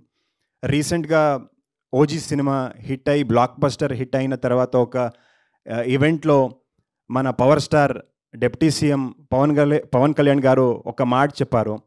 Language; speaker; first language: Telugu; non-native, learner; Kannada